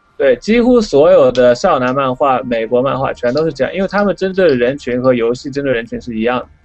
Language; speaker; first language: Chinese; native; Chinese